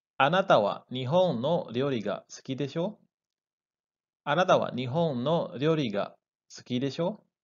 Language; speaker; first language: Japanese; non-native, learner; Indonesian